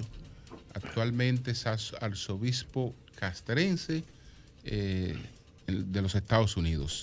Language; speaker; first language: Spanish; native; Spanish